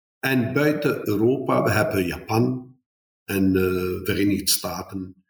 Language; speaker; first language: Dutch; non-native, fluent; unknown